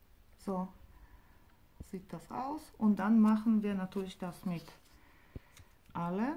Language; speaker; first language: German; non-native, fluent; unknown